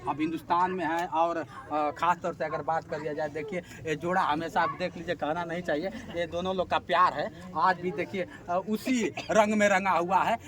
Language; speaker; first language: Hindi; native; Hindi